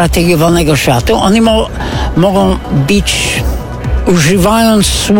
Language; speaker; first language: Polish; non-native, fluent; English